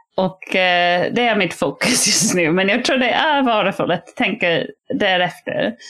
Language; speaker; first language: Swedish; non-native, fluent; English